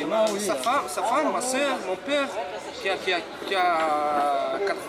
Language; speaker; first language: French; non-native, learner; Arabic